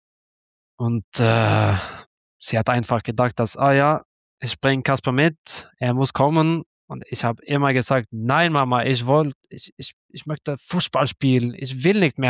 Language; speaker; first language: German; non-native, learner; Norwegian